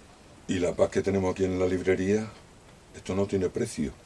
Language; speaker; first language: Spanish; native; Spanish